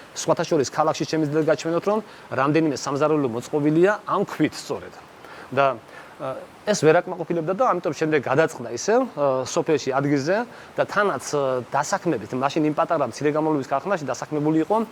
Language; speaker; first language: Georgian; native; Georgian